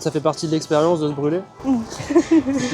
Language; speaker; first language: French; native; French